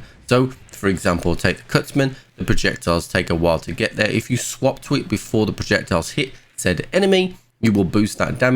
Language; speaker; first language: English; native; English